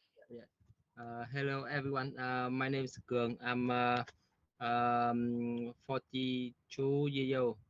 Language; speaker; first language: English; non-native, learner; Vietnamese